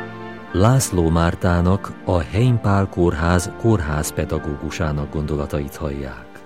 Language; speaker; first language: Hungarian; native; Hungarian